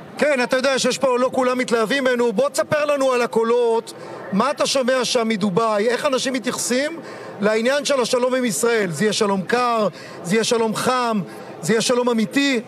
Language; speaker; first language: Hebrew; native; Hebrew